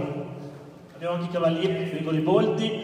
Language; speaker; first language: Italian; native; Italian